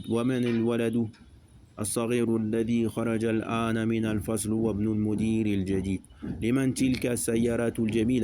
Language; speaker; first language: Arabic; non-native, fluent; French